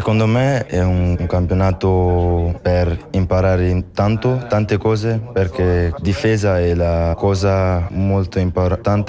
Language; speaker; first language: Italian; non-native, local second language; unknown